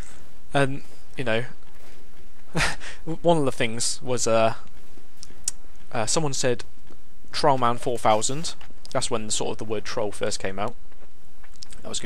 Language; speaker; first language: English; native; English